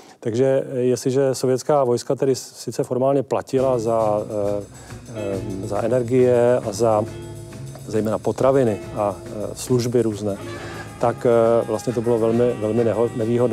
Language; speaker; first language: Czech; native; Czech